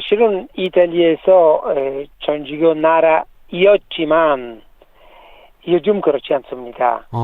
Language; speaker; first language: Korean; non-native, learner; Italian